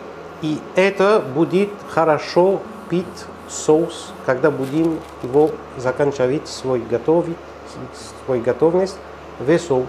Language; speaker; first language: Russian; non-native, learner; French